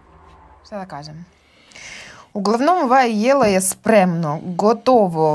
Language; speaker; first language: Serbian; non-native, learner; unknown